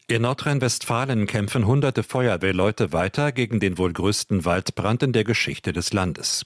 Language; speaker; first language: German; native; German